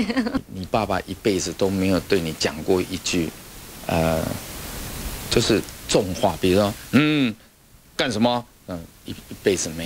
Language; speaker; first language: Chinese; native; Chinese